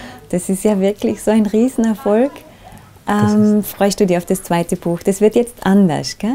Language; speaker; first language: German; native; German